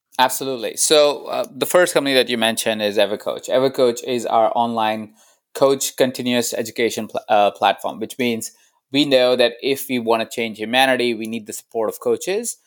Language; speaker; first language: English; non-native, local second language; Hindi